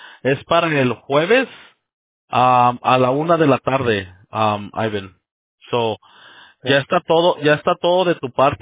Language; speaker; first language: Spanish; early bilingual, heritage; Spanish